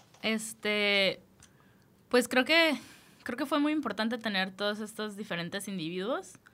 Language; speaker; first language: Spanish; native; Spanish